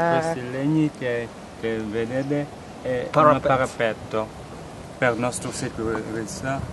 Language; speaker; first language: Italian; non-native, learner; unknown